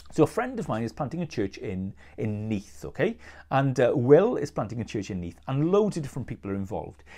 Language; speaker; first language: English; native; English